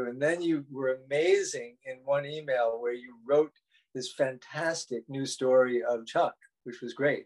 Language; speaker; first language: English; native; English